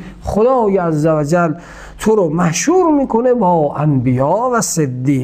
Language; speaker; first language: Persian; native; Persian